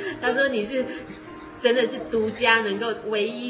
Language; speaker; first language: Chinese; native; Chinese